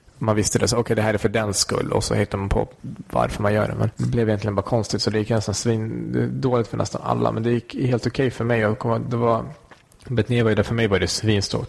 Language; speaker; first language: Swedish; early bilingual, other home language; Kurdish